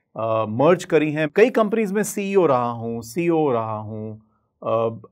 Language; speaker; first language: Hindi; native; Hindi